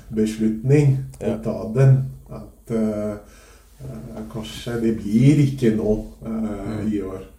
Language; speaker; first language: Norwegian; non-native, fluent; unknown